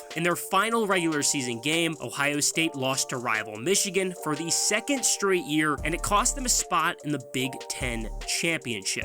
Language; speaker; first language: English; native; English